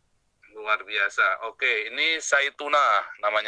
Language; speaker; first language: Indonesian; native; Indonesian